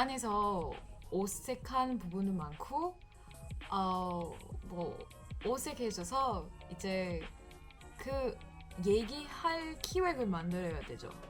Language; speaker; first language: Korean; non-native, fluent; English